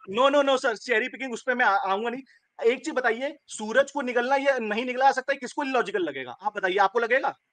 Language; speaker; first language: Hindi; native; Hindi